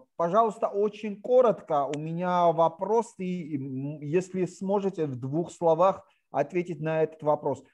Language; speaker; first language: Russian; non-native, local second language; Georgian